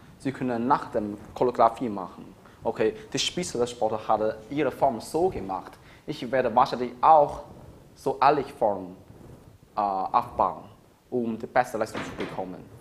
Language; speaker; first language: German; non-native, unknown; Chinese